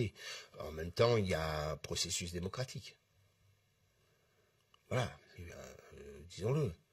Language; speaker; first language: French; native; French